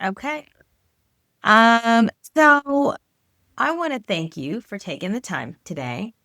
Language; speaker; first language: English; native; English